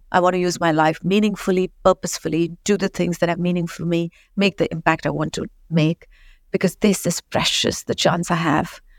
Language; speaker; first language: English; non-native, local second language; Marathi